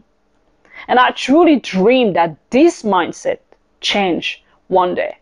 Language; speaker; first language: English; non-native, fluent; French